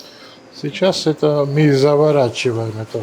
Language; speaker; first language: Russian; non-native, learner; Georgian